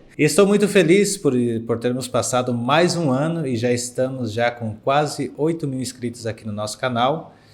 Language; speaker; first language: Portuguese; non-native, fluent; Guarani